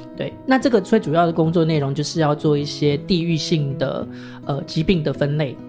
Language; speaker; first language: Chinese; native; Chinese